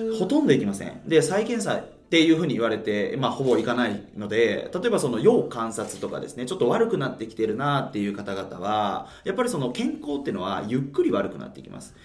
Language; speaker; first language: Japanese; native; Japanese